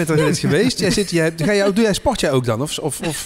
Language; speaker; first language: Dutch; native; Dutch